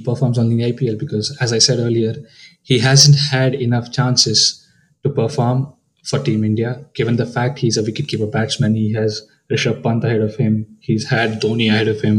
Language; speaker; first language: English; non-native, local second language; Tamil